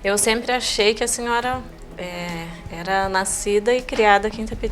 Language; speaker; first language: Portuguese; native; Portuguese